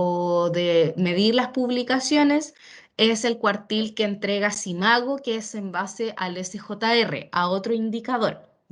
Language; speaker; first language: Spanish; native; Spanish